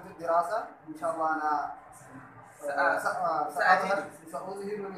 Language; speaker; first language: Arabic; non-native, learner; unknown